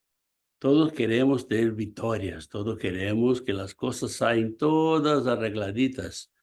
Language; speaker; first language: Spanish; non-native, fluent; Portuguese